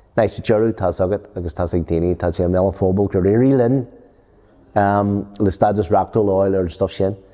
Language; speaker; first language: Irish; non-native, local second language; English